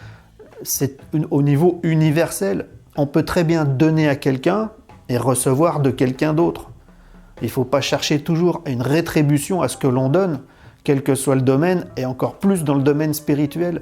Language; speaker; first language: French; native; French